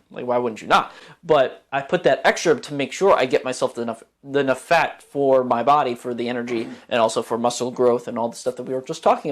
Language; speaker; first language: English; native; English